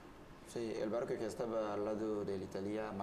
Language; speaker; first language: Spanish; non-native, learner; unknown